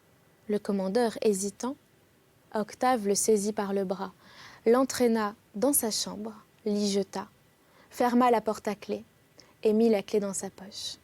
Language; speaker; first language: French; native; French